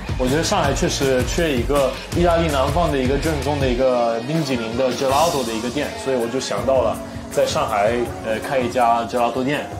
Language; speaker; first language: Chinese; non-native, fluent; Italian